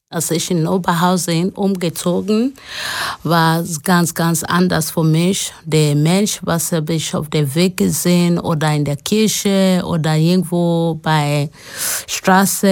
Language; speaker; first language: German; non-native, learner; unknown